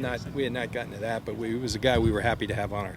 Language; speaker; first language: English; native; English